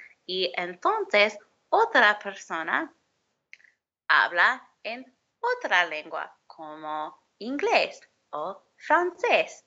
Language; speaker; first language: Spanish; non-native, learner; English